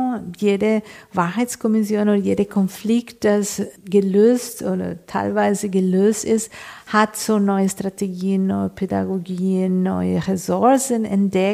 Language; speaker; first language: German; non-native, fluent; Spanish